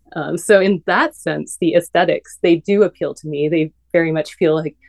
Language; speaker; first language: English; native; English